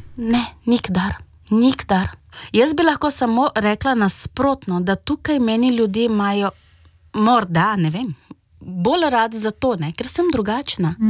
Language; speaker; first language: Slovenian; non-native, fluent; Portuguese